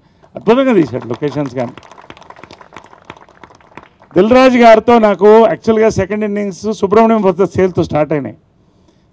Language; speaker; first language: Telugu; native; Telugu